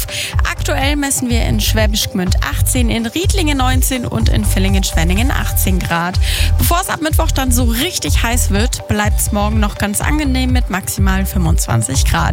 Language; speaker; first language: German; native; German